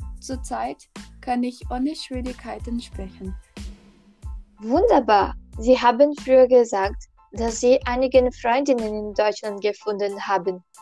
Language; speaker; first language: German; non-native, learner; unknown